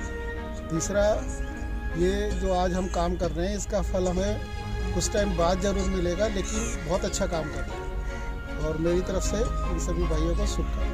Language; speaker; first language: Hindi; native; Hindi